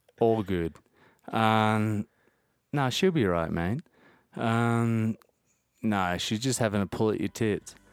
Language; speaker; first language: English; native; English